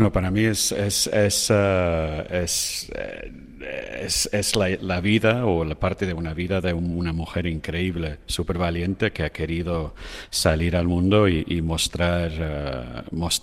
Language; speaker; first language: Spanish; non-native, fluent; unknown